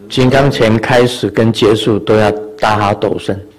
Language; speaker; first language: Chinese; native; Chinese